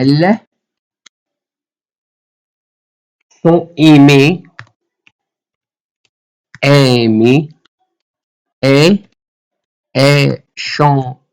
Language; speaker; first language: French; non-native, local second language; Arabic